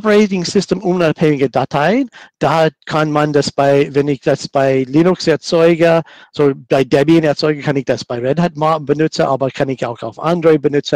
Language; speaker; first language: German; non-native, fluent; English